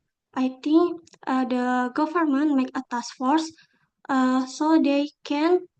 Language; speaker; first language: English; non-native, local second language; Indonesian